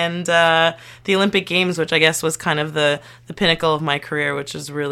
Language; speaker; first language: English; native; English